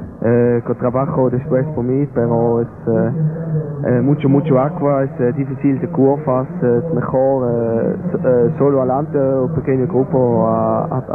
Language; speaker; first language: Spanish; non-native, learner; German